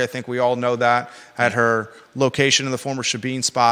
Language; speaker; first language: English; native; English